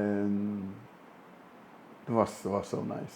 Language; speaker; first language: English; non-native, fluent; Dutch